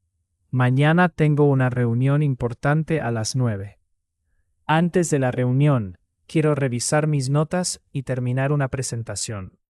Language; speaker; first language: Spanish; non-native, fluent; English